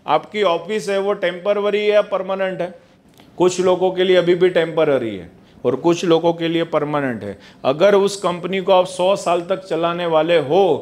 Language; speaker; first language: Hindi; non-native, local second language; Gujarati